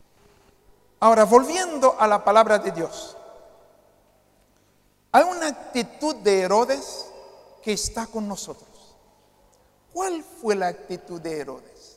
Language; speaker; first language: Spanish; non-native, fluent; Haitian Creole